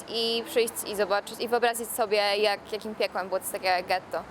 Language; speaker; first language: Polish; native; Polish